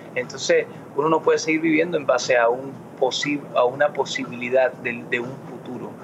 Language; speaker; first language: Spanish; early bilingual, heritage; Spanish